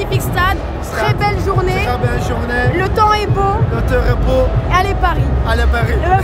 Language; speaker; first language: French; native; French